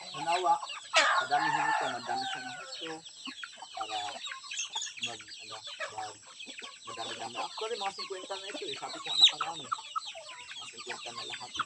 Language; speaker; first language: Filipino; non-native, local second language; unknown